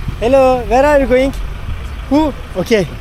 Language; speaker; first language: English; non-native, learner; Turkish